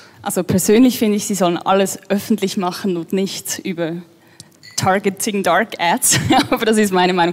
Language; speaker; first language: German; native; German